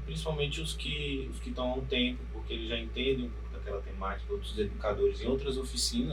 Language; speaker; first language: Portuguese; native; Portuguese